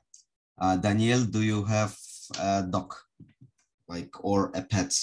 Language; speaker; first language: English; non-native, fluent; Russian